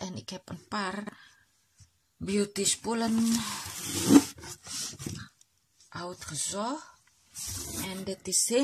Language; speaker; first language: Dutch; non-native, learner; Indonesian